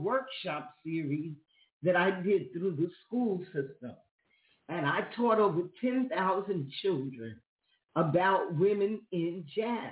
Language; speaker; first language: English; native; English